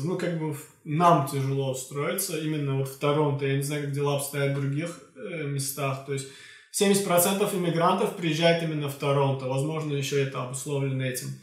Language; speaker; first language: Russian; non-native, local second language; Azerbaijani